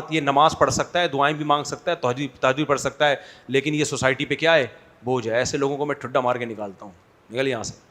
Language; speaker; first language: Urdu; native; Urdu